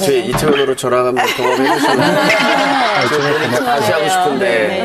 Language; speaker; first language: Korean; native; Korean